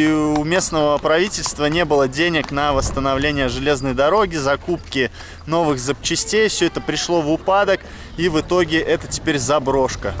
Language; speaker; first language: Russian; native; Russian